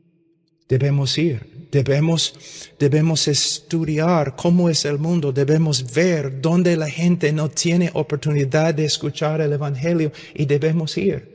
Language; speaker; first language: Spanish; non-native, fluent; English